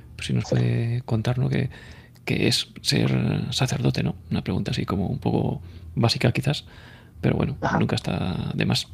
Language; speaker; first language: Spanish; native; Spanish